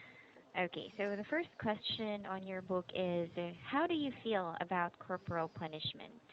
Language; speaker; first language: English; non-native, fluent; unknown